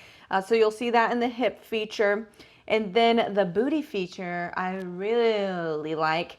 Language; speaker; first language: English; native; English